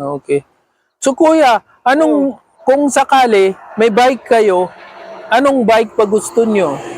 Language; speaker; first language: Filipino; non-native, learner; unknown